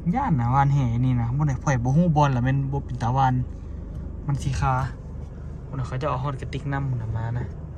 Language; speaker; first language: Thai; native; Thai